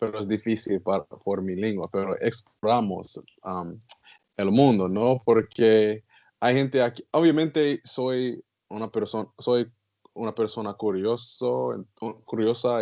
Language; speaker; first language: Spanish; non-native, learner; English